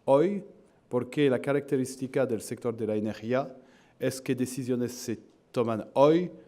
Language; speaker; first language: Spanish; non-native, fluent; French